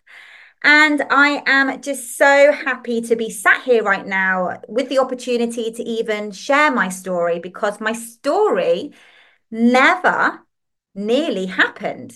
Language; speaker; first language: English; native; English